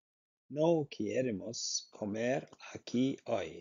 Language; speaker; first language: Spanish; non-native, learner; Icelandic